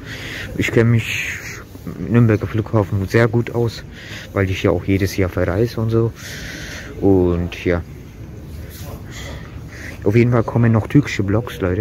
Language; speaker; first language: German; early bilingual, other home language; Turkish